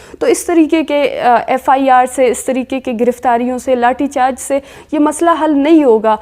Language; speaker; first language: Urdu; non-native, local second language; Baluchi